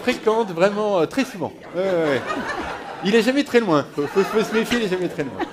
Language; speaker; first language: French; native; French